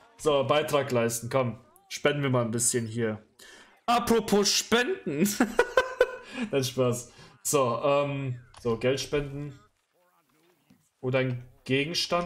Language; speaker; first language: German; native; German